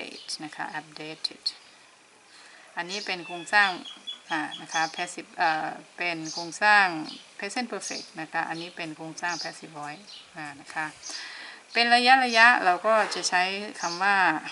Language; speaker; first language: Thai; native; Thai